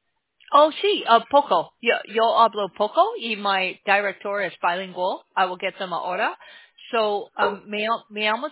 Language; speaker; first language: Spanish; non-native, learner; English